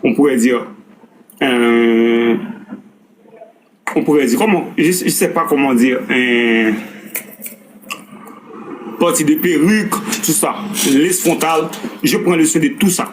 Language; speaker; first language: French; non-native, local second language; Haitian Creole